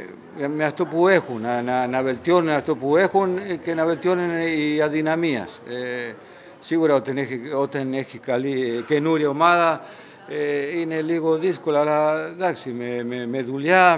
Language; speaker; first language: Greek; non-native, fluent; Spanish